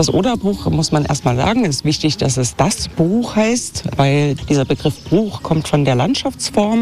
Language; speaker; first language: German; native; German